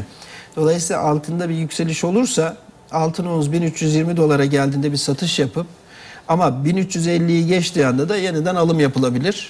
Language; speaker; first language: Turkish; native; Turkish